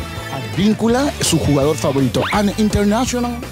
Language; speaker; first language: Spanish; native; Spanish